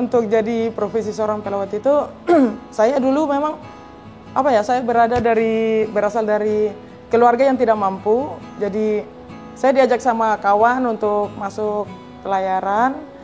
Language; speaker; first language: Indonesian; native; Indonesian